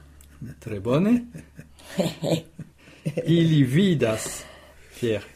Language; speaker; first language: French; native; French